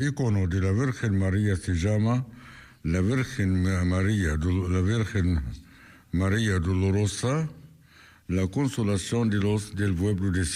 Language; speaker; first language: Spanish; non-native, fluent; Arabic